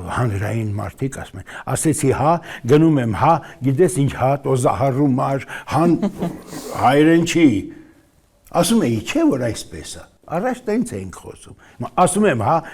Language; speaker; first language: Armenian; native; Armenian